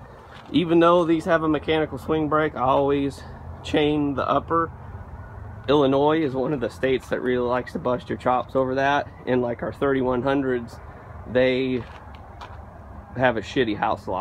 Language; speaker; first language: English; native; English